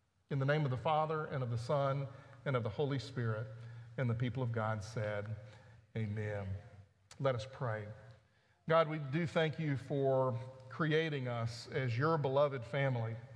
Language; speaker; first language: English; native; English